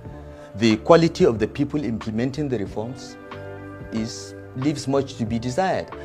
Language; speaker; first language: English; non-native, local second language; Hausa